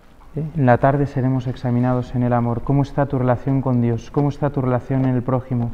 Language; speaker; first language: Spanish; native; Spanish